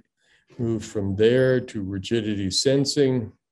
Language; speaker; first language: English; native; English